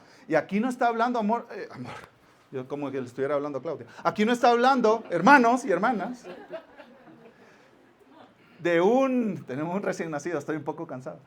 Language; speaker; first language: Spanish; native; Spanish